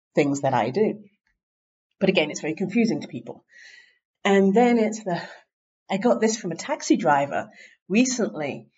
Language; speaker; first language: English; native; English